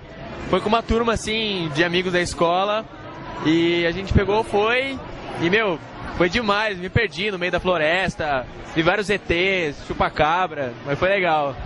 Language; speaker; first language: Portuguese; early bilingual, heritage; Spanish